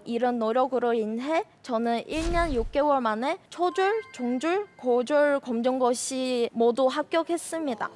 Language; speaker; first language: Korean; non-native, fluent; Chinese